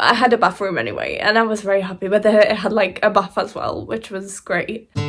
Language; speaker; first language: English; native; English